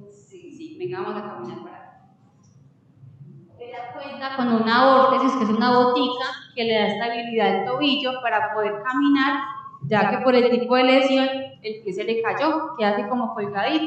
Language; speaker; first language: Spanish; native; Spanish